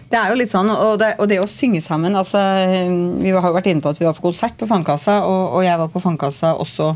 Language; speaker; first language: Norwegian; native; Norwegian